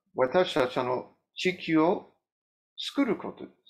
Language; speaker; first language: Japanese; non-native, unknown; English